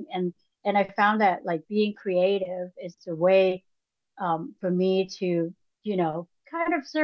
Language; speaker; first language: English; non-native, local second language; Cantonese